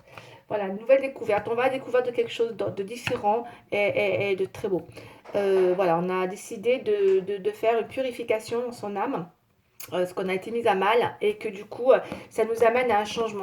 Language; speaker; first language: French; native; French